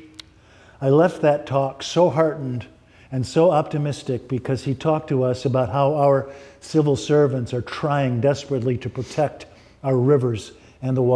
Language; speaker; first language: English; native; English